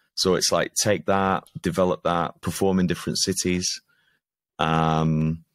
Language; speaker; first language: English; native; English